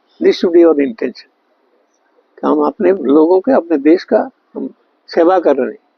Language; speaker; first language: Hindi; non-native, local second language; Bangla